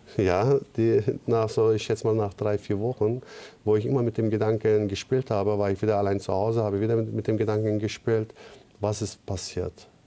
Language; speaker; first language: German; non-native, fluent; Turkish